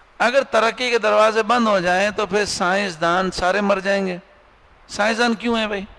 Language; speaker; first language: Urdu; native; Urdu